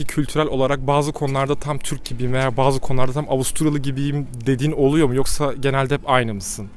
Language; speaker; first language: Turkish; native; Turkish